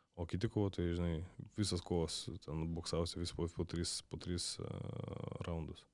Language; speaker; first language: Lithuanian; native; Lithuanian